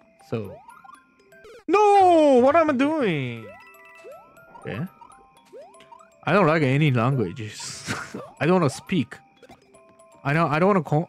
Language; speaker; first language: English; non-native, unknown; Japanese